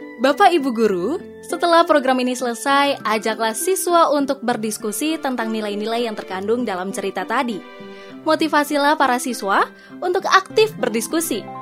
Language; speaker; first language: Indonesian; native; Indonesian